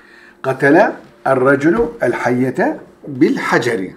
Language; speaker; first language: Arabic; non-native, fluent; Turkish